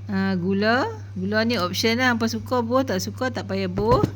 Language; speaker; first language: Malay; native; Malay